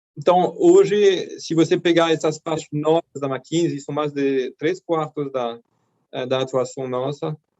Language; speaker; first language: Portuguese; non-native, fluent; French